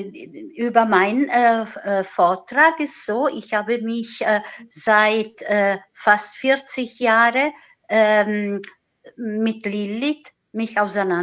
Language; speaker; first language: German; non-native, fluent; Italian